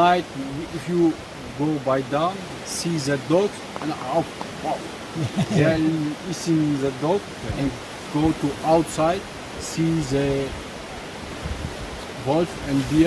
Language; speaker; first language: English; non-native, learner; Tajik